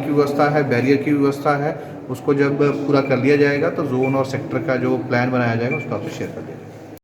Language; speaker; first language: Hindi; native; Hindi